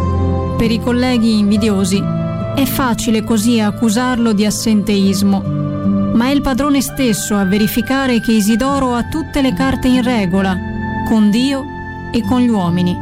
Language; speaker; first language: Italian; native; Italian